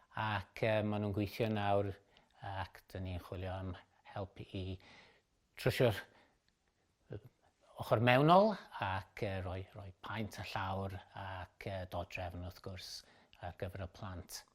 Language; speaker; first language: Welsh; native; Welsh